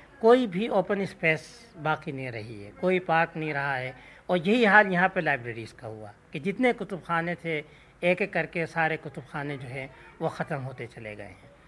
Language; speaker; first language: Urdu; non-native, local second language; Sindhi